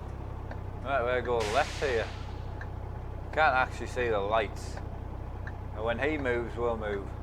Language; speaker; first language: English; native; English